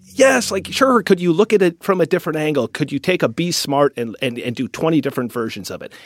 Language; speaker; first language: English; native; English